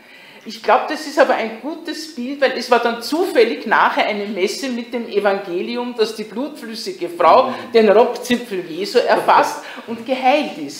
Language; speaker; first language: German; native; German